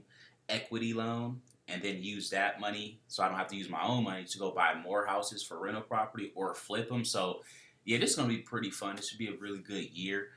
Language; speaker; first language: English; native; English